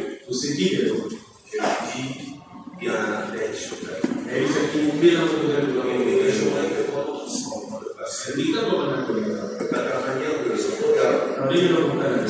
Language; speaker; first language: French; non-native, local second language; Lingala